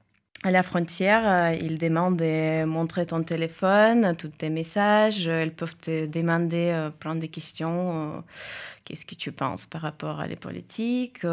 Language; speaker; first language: French; non-native, fluent; Russian